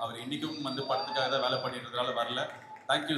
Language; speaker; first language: Tamil; native; Tamil